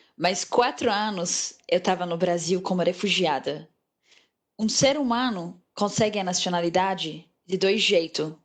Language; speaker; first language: Portuguese; non-native, fluent; Arabic